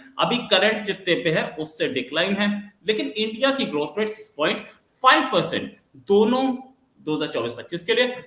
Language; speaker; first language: Hindi; native; Hindi